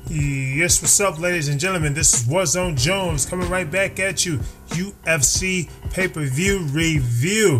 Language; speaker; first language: English; native; English